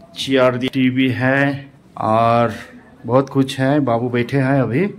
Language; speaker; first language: Hindi; non-native, local second language; Bangla